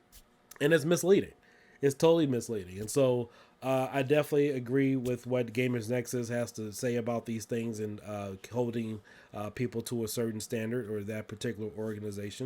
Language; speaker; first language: English; native; English